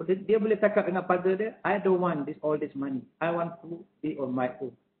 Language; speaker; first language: English; non-native, local second language; Malay